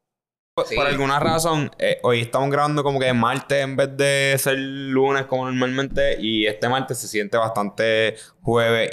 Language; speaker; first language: Spanish; native; Spanish